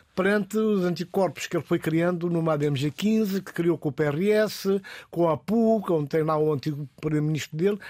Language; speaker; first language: Portuguese; non-native, local second language; Upper Guinea Crioulo